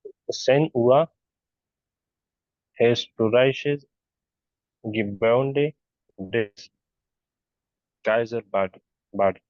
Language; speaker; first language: German; non-native, learner; Urdu